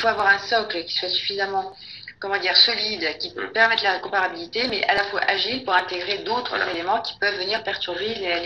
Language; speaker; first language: French; native; French